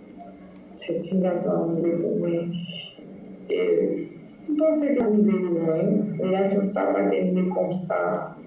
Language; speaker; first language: Haitian Creole; non-native, fluent; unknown